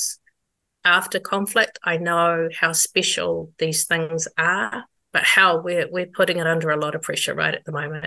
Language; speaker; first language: English; native; English